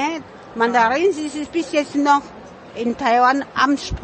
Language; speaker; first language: German; non-native, fluent; Min Nan Chinese